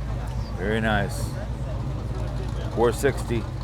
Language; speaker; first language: English; native; English